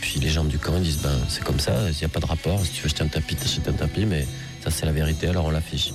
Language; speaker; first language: French; native; French